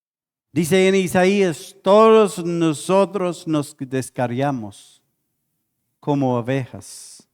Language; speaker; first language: Spanish; non-native, fluent; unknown